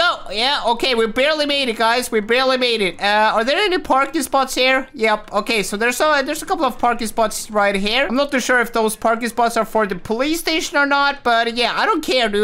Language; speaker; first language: English; native; English